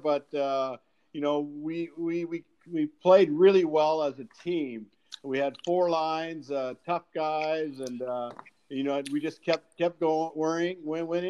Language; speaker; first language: English; native; English